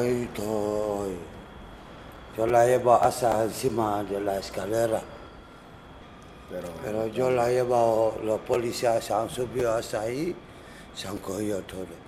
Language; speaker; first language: Spanish; non-native, learner; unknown